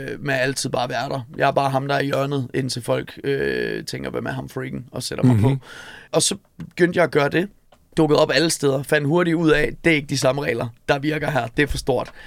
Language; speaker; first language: Danish; native; Danish